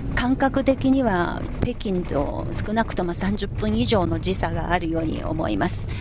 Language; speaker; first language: Japanese; non-native, fluent; Chinese